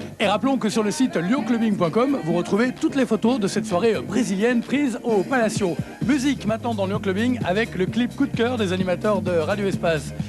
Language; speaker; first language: French; native; French